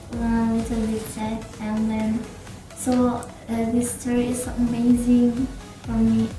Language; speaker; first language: English; non-native, learner; Indonesian